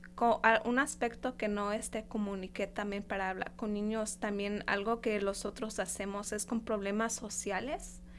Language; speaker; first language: Spanish; non-native, fluent; English